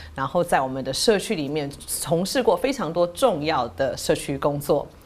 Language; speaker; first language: Chinese; native; Chinese